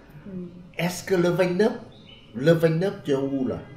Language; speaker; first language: French; non-native, fluent; Vietnamese